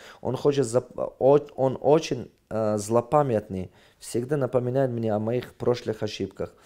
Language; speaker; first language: Russian; non-native, local second language; Tajik